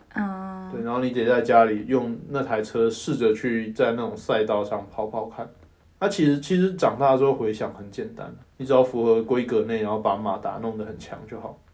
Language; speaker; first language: Chinese; non-native, local second language; Min Nan Chinese